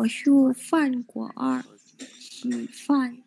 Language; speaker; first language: Chinese; non-native, learner; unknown